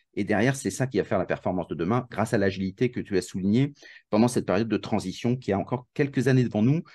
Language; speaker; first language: French; native; French